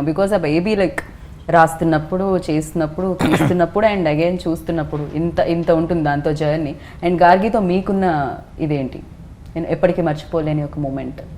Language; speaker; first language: Telugu; native; Telugu